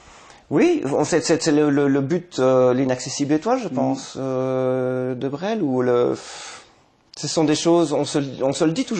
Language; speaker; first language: French; native; French